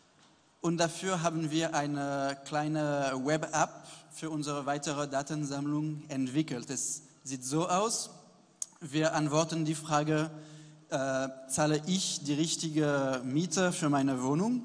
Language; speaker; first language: German; non-native, fluent; French